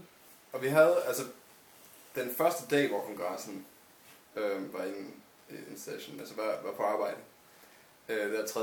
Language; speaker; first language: Danish; native; Danish